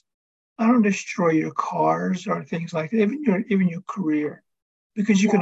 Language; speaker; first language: English; native; English